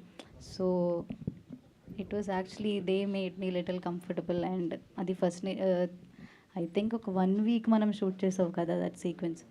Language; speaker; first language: Telugu; non-native, local second language; Malayalam